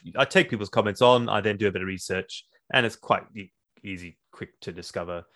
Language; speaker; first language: English; native; English